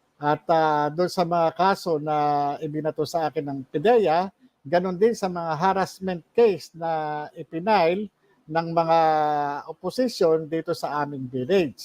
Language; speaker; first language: Filipino; native; Filipino